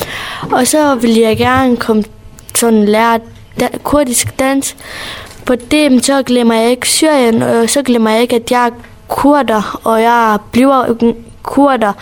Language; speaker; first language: Danish; early bilingual, other home language; Kurdish